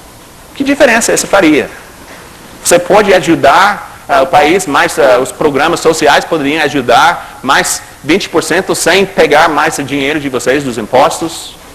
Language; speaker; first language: Portuguese; non-native, fluent; English